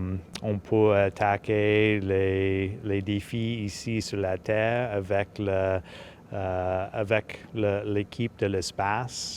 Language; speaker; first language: French; non-native, local second language; English